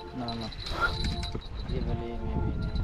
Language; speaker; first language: English; non-native, learner; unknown